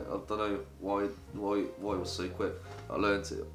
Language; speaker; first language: English; early bilingual, other home language; Polish